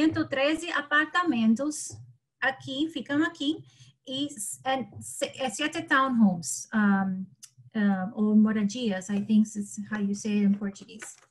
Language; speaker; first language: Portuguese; non-native, learner; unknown